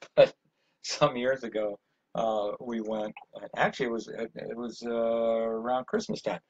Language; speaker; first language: English; native; English